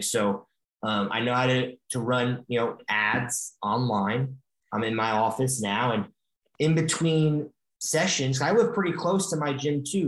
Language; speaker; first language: English; native; English